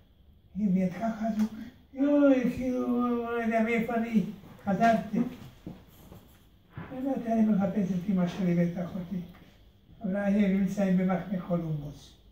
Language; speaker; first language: Hebrew; early bilingual, other home language; Hungarian